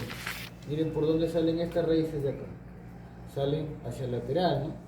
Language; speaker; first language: Spanish; native; Spanish